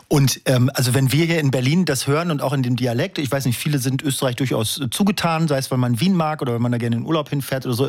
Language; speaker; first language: German; native; German